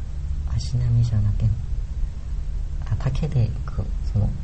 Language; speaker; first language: Japanese; non-native, learner; Korean